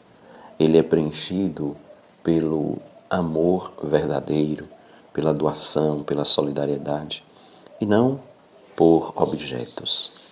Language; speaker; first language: Portuguese; native; Portuguese